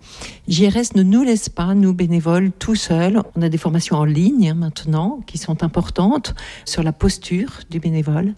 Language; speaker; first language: French; native; French